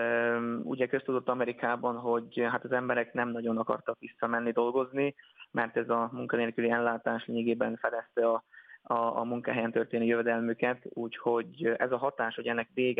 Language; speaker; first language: Hungarian; native; Hungarian